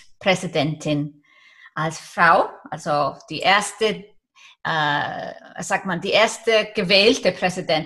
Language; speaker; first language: German; non-native, fluent; Icelandic